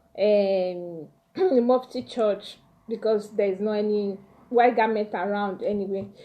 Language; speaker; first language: English; non-native, local second language; Yoruba